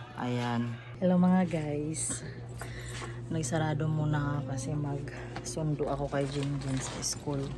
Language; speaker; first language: Filipino; non-native, local second language; Cebuano